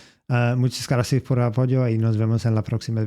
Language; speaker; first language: Spanish; non-native, learner; English